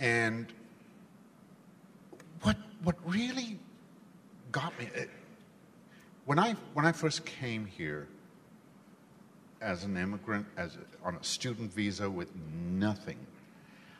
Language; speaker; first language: English; non-native, local second language; Gujarati